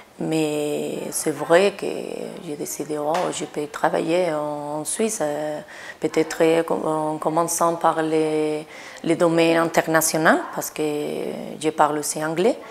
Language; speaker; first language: French; non-native, fluent; Spanish